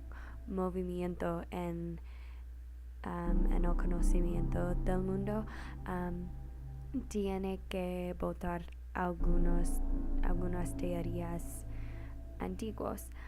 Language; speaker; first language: Spanish; non-native, learner; English